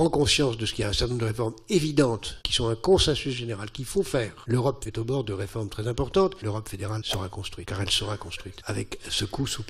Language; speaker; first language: French; native; French